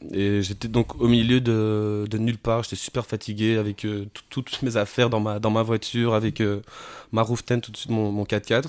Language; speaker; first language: French; native; French